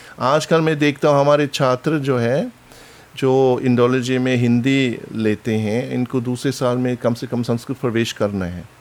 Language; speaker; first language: Hindi; non-native, fluent; German